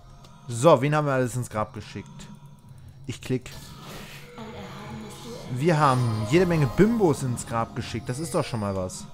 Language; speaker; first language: German; native; German